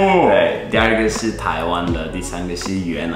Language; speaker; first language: Chinese; non-native, learner; Turkish